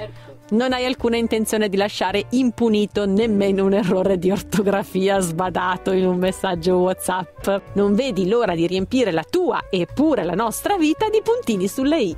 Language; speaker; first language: Italian; native; Italian